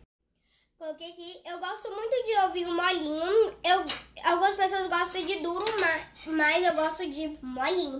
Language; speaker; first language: Portuguese; early bilingual, heritage; Portuguese